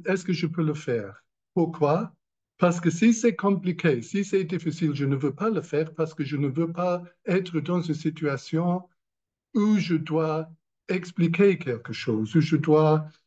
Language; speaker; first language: French; non-native, learner; English